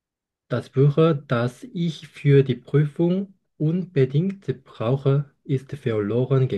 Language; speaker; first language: German; non-native, learner; Korean